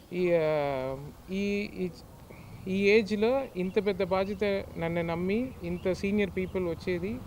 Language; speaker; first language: Telugu; non-native, learner; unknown